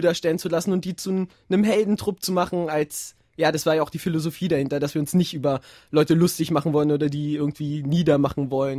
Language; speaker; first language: German; native; German